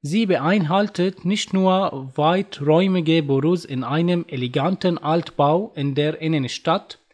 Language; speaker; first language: German; non-native, learner; Arabic